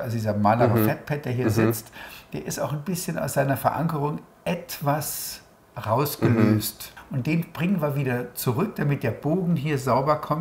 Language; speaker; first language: German; native; German